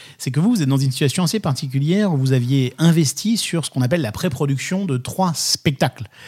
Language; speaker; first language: French; native; French